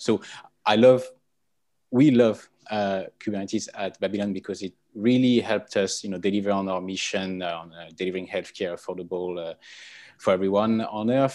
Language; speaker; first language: English; non-native, fluent; French